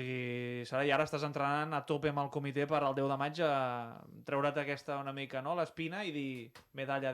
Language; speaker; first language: Catalan; native; Catalan